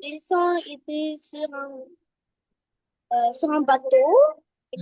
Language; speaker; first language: French; non-native, fluent; Russian